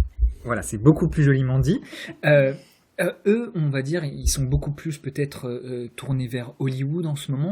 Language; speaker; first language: French; native; French